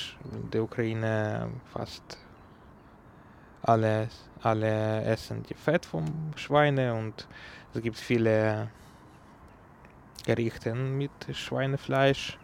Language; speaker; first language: German; non-native, learner; Ukrainian